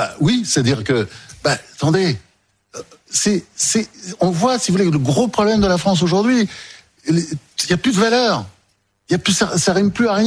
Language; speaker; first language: French; native; French